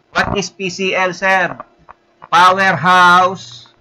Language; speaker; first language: English; non-native, local second language; Filipino